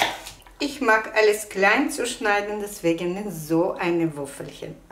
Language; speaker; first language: German; non-native, fluent; Russian